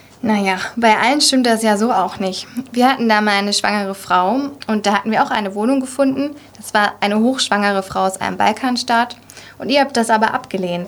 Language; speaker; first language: German; native; German